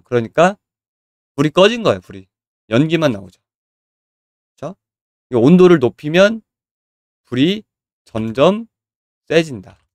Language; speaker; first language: Korean; native; Korean